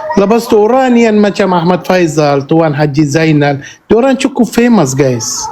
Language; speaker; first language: Malay; non-native, fluent; Arabic